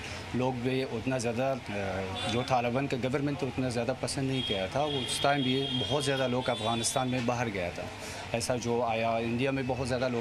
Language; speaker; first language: Hindi; non-native, learner; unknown